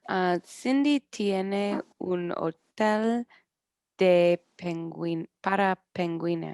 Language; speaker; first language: Spanish; non-native, learner; English